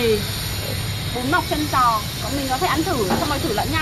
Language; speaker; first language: Vietnamese; native; Vietnamese